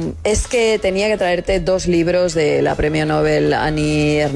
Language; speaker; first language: Spanish; native; Spanish